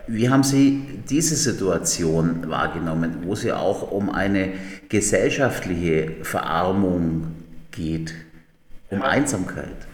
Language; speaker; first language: German; native; German